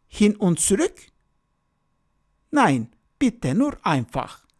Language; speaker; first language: German; non-native, fluent; Turkish